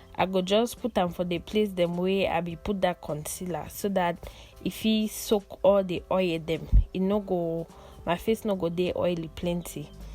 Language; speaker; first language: Nigerian Pidgin; non-native, local second language; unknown